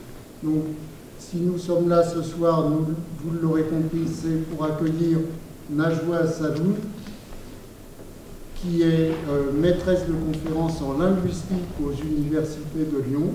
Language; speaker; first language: French; native; French